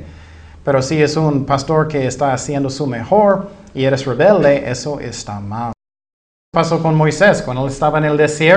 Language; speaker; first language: Spanish; non-native, fluent; English